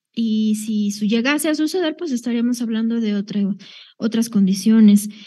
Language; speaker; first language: Spanish; native; Spanish